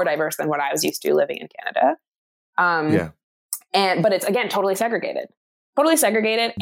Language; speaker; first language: English; native; English